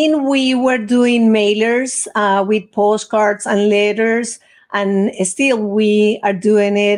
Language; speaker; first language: English; non-native, fluent; Spanish